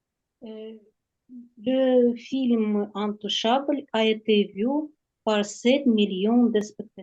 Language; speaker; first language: French; non-native, learner; Ukrainian